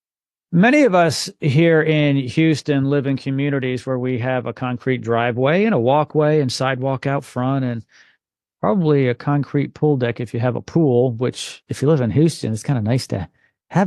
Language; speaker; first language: English; native; English